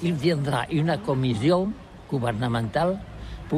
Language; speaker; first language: French; non-native, learner; Catalan